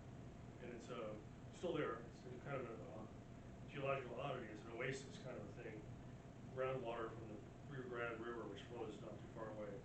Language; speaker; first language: English; native; English